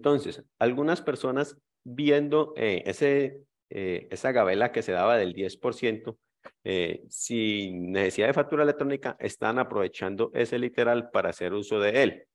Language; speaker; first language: Spanish; native; Spanish